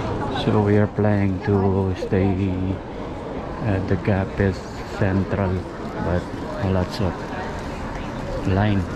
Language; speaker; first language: English; non-native, local second language; Filipino